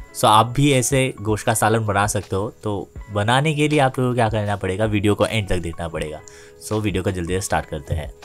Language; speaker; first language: Hindi; native; Hindi